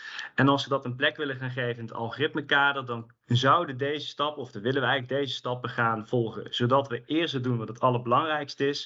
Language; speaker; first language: Dutch; native; Dutch